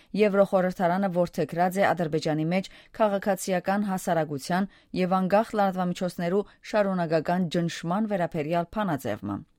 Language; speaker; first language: Armenian; early bilingual, heritage; Armenian